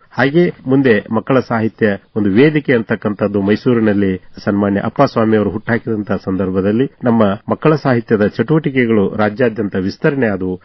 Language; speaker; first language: Kannada; native; Kannada